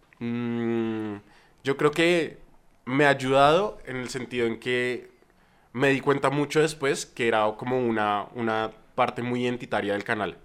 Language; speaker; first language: Spanish; native; Spanish